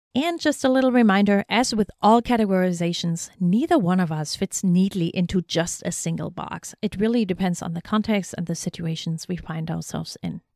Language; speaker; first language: English; non-native, fluent; German